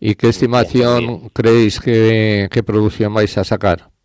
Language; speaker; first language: Spanish; native; Spanish